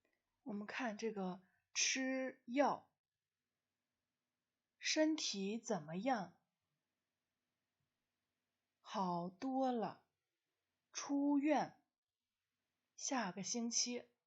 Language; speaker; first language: Chinese; non-native, fluent; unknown